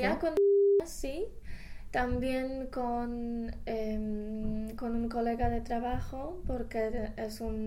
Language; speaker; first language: Spanish; non-native, fluent; English